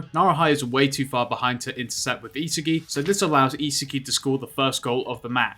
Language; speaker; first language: English; native; English